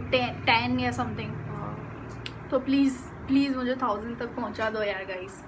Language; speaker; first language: Hindi; non-native, local second language; Gujarati